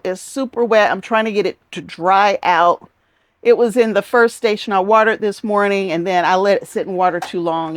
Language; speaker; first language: English; native; English